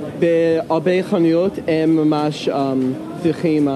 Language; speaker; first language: Hebrew; non-native, learner; English